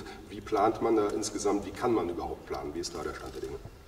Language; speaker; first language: German; native; German